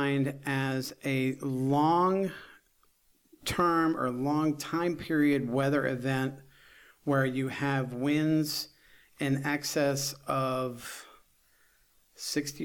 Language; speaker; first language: English; native; English